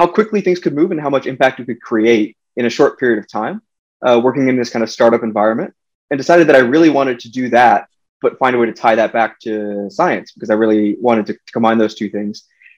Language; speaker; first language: English; native; English